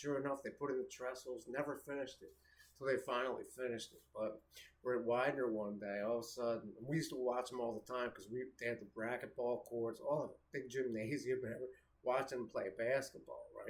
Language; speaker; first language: English; native; English